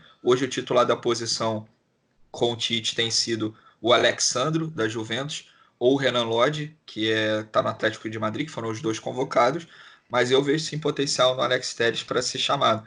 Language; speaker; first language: Portuguese; native; Portuguese